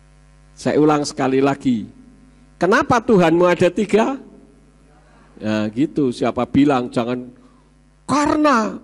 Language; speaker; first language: Indonesian; native; Indonesian